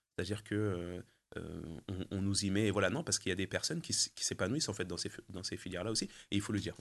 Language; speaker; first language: French; early bilingual, other home language; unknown